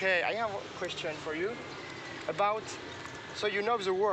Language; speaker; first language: English; non-native, fluent; French